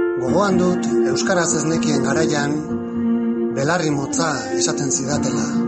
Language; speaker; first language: Basque; non-native, local second language; Spanish